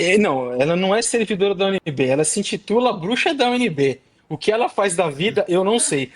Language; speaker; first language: Portuguese; native; Portuguese